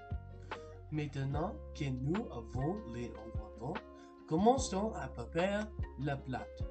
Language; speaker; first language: French; non-native, learner; English